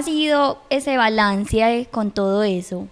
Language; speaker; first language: Spanish; native; Spanish